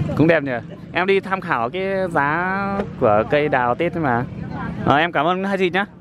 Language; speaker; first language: Vietnamese; native; Vietnamese